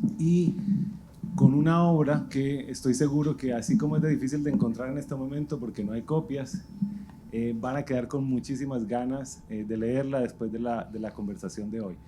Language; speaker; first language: Spanish; native; Spanish